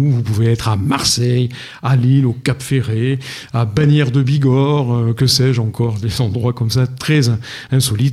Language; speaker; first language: French; native; French